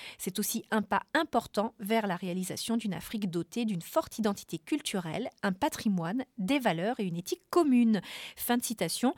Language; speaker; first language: French; native; French